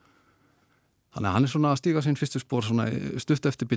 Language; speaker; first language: Icelandic; native; Icelandic